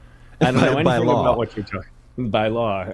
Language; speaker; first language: English; native; English